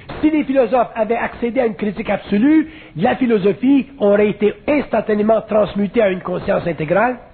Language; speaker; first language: French; native; French